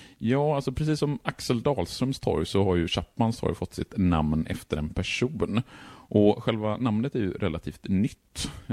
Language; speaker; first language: Swedish; native; Swedish